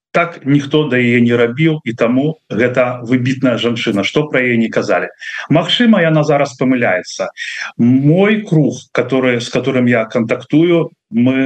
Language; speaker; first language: Belarusian; non-native, local second language; Russian